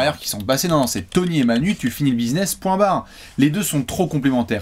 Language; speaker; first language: French; native; French